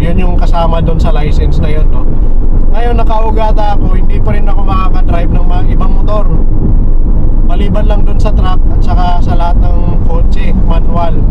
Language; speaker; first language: Filipino; native; Filipino